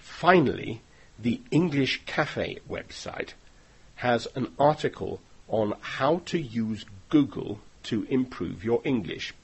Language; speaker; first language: English; native; English